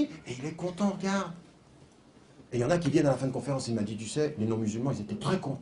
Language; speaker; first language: French; native; French